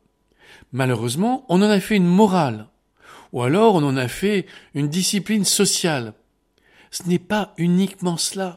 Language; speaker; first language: French; native; French